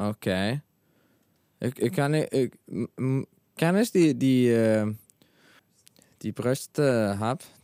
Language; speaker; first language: Dutch; non-native, learner; Norwegian